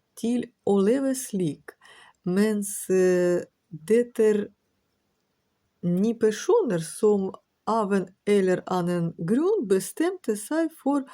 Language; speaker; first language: Norwegian; non-native, learner; Ukrainian